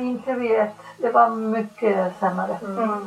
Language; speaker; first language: Swedish; non-native, fluent; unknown